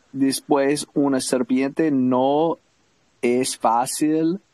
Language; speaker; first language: Spanish; non-native, learner; English